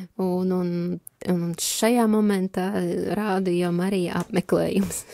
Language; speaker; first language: Latvian; native; Latvian